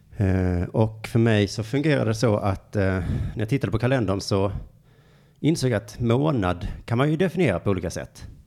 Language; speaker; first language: Swedish; native; Swedish